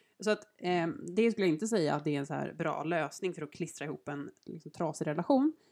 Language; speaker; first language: Swedish; native; Swedish